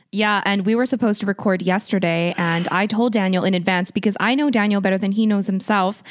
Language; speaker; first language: English; early bilingual, other home language; Korean